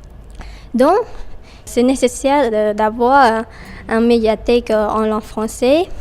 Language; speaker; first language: French; non-native, fluent; Khmer